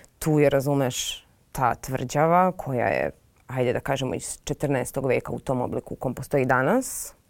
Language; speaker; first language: Serbian; native; Serbian